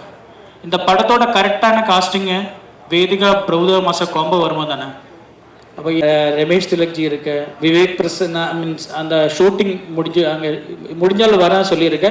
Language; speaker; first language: Tamil; non-native, learner; Malayalam